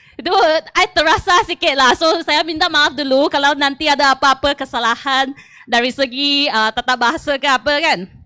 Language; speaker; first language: Malay; non-native, local second language; Chinese